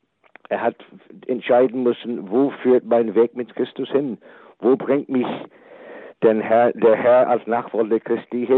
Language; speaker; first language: German; non-native, fluent; English